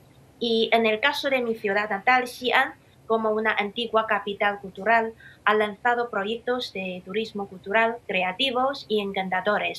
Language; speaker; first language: Spanish; non-native, fluent; Chinese